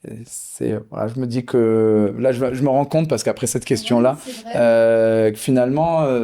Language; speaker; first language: French; native; French